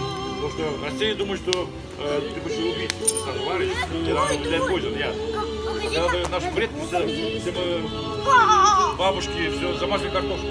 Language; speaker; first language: Russian; native; Russian